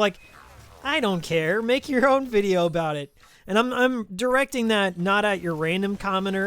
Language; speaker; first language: English; native; English